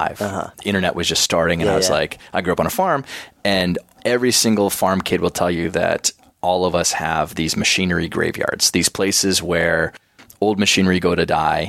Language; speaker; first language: English; native; English